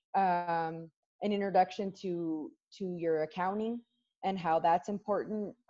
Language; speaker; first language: English; early bilingual, other home language; Spanish